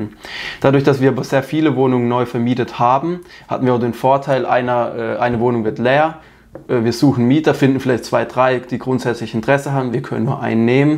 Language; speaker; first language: German; native; German